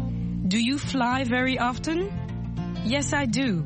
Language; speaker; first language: English; non-native, fluent; French